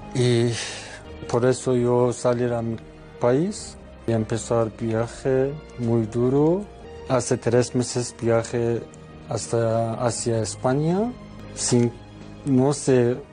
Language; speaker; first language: Spanish; non-native, learner; Persian